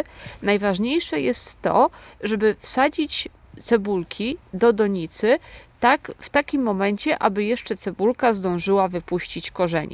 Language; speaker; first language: Polish; native; Polish